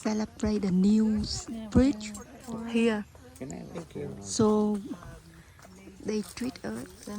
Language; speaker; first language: English; non-native, learner; Vietnamese